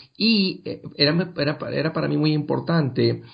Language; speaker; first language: Spanish; native; Spanish